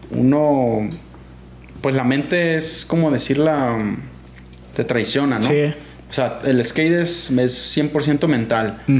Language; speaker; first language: Spanish; native; Spanish